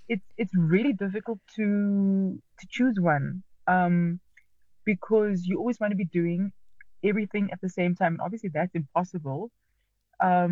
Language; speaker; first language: English; native; English